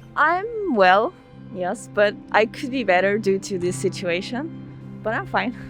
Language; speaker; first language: English; non-native, fluent; Portuguese